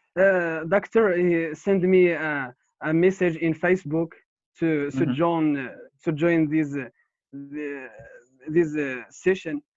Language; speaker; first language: English; non-native, learner; Arabic